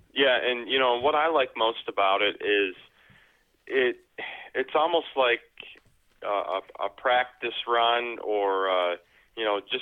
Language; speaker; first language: English; native; English